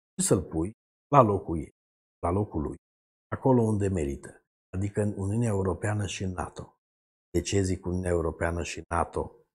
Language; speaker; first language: Romanian; native; Romanian